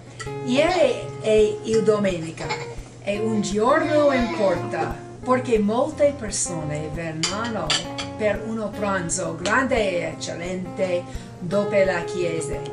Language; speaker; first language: Italian; non-native, learner; English